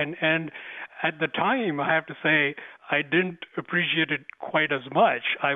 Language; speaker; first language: English; non-native, local second language; Tamil